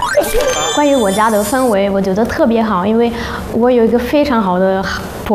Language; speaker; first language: Chinese; non-native, fluent; Italian